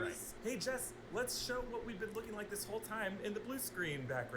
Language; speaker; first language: English; native; English